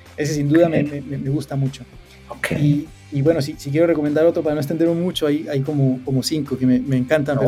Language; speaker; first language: Spanish; native; Spanish